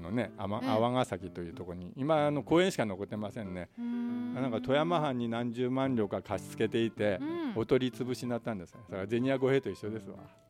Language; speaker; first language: Japanese; native; Japanese